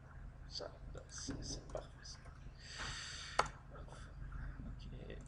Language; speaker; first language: French; non-native, fluent; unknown